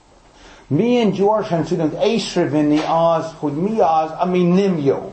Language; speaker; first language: Hungarian; non-native, fluent; English